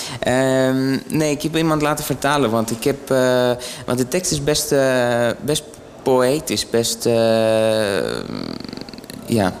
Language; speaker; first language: Dutch; non-native, fluent; Greek